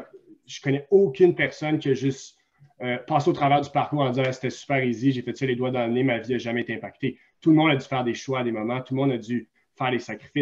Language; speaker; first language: French; native; French